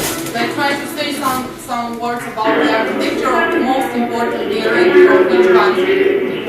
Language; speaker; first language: English; non-native, learner; Romanian